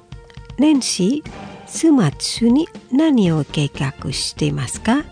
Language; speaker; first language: Japanese; non-native, fluent; Indonesian